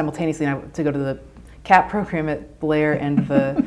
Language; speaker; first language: English; native; English